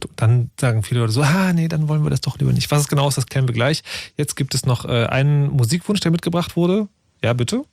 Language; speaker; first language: German; native; German